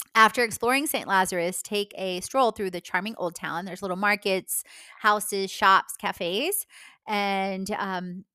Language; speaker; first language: English; non-native, fluent; Polish